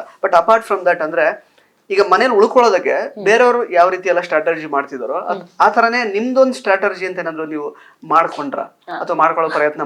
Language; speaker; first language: Kannada; native; Kannada